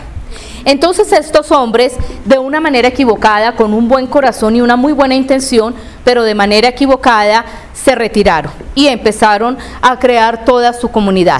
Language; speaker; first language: Spanish; native; Spanish